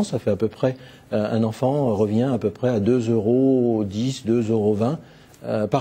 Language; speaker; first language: French; native; French